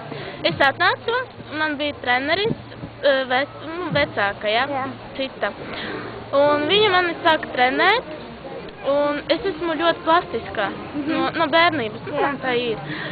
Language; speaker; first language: Latvian; non-native, local second language; Russian